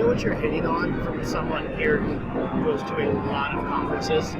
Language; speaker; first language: English; native; English